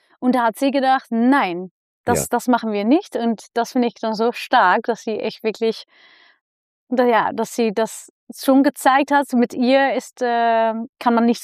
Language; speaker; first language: German; non-native, fluent; Dutch